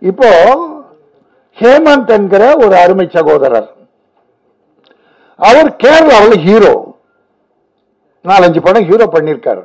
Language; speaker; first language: Tamil; native; Tamil